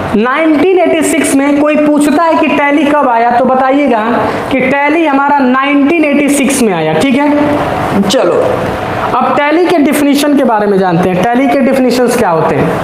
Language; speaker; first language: Hindi; native; Hindi